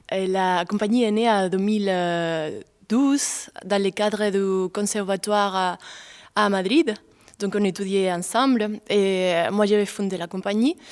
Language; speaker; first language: French; non-native, fluent; Spanish